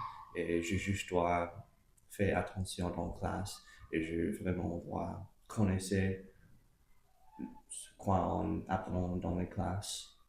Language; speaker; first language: French; non-native, local second language; English